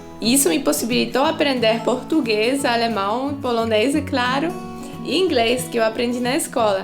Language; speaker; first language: Portuguese; non-native, fluent; Polish